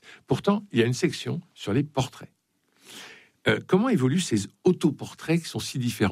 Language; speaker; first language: French; native; French